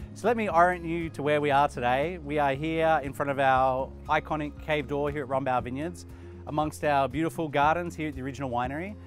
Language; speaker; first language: English; native; English